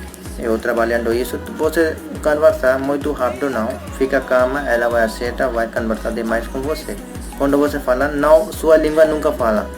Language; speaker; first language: Portuguese; non-native, learner; Hindi